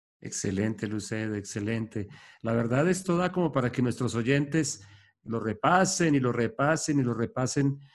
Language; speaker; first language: Spanish; native; Spanish